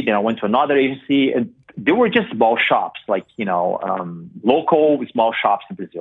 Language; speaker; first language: English; non-native, fluent; Portuguese